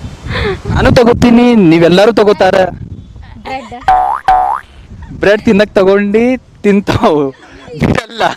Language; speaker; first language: Kannada; non-native, local second language; Urdu